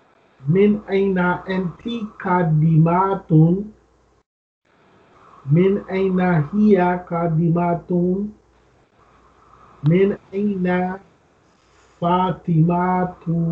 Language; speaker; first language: Arabic; non-native, learner; English